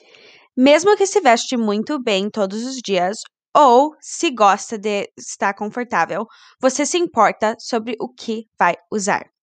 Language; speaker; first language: Portuguese; early bilingual, heritage; Portuguese